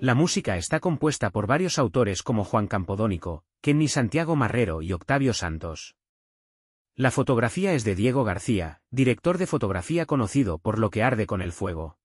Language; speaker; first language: Spanish; native; Spanish